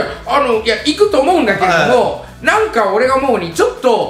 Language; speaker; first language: Japanese; native; Japanese